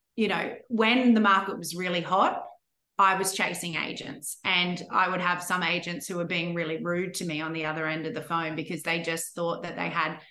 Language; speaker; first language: English; native; English